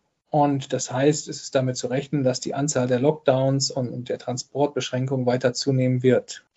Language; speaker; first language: German; native; German